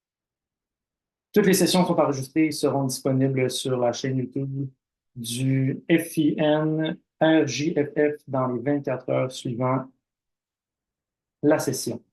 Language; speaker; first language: French; native; French